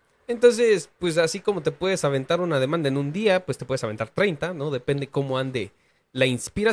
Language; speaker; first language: Spanish; native; Spanish